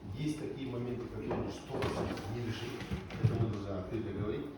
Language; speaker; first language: Russian; non-native, local second language; Kazakh